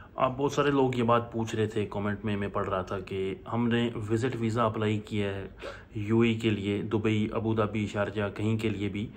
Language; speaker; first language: Urdu; non-native, local second language; Punjabi